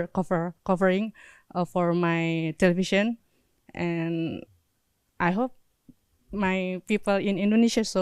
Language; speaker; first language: English; non-native, learner; Indonesian